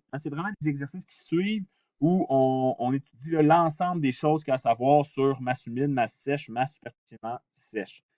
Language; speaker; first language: French; native; French